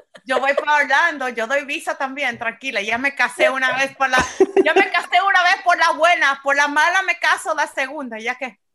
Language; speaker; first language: Spanish; early bilingual, heritage; Spanish